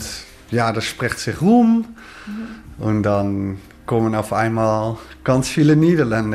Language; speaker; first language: German; non-native, learner; Dutch